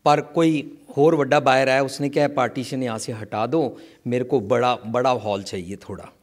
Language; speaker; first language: Hindi; non-native, local second language; Punjabi